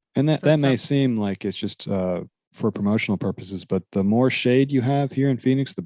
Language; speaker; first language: English; native; English